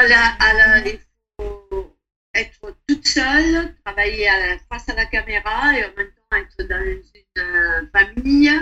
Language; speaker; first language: French; non-native, fluent; Italian